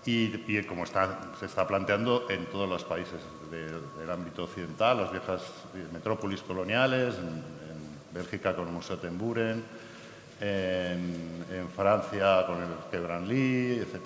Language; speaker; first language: Spanish; native; Spanish